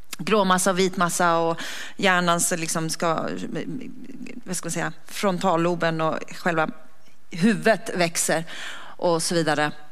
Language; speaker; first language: Swedish; early bilingual, other home language; Persian